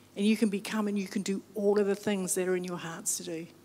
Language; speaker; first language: English; native; English